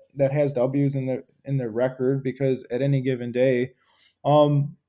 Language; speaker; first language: English; native; English